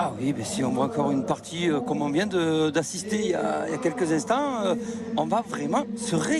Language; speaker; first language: French; native; French